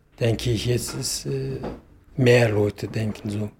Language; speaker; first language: German; non-native, learner; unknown